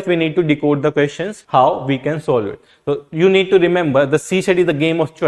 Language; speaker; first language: English; non-native, local second language; Hindi